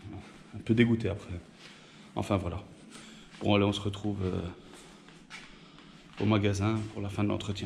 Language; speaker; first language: French; native; French